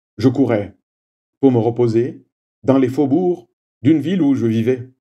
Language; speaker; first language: French; non-native, local second language; Swahili